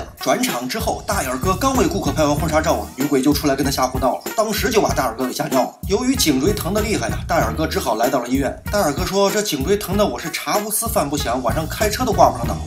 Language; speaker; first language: Chinese; native; Chinese